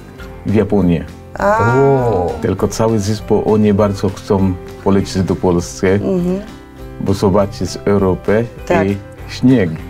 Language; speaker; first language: Polish; non-native, fluent; Cebuano